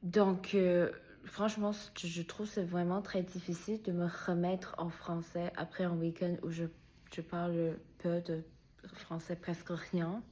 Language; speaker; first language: French; non-native, learner; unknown